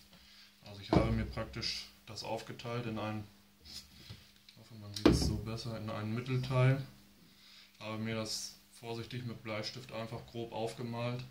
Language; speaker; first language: German; native; German